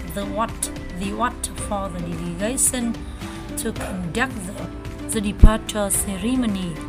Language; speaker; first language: English; non-native, learner; Vietnamese